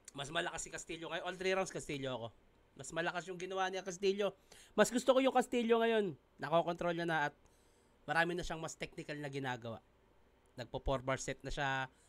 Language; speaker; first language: Filipino; native; Filipino